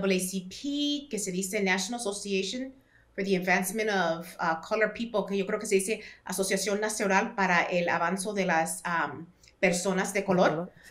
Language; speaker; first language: Spanish; early bilingual, heritage; Spanish